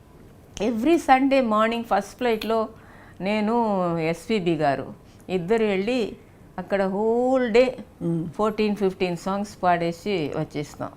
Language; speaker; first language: Telugu; non-native, local second language; Tamil